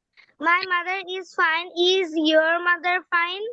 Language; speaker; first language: English; non-native, learner; Bangla